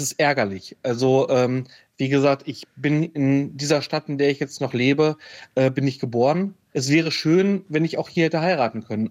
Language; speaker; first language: German; native; German